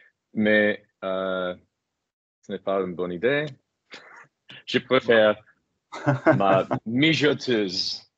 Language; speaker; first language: French; non-native, fluent; English